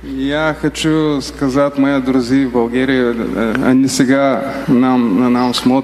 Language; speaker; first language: Russian; non-native, learner; Bulgarian